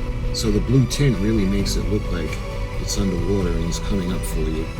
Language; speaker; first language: English; native; English